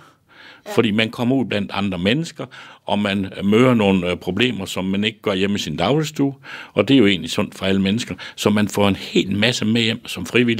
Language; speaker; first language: Danish; native; Danish